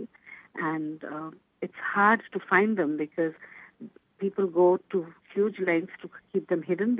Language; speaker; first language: English; non-native, local second language; Bangla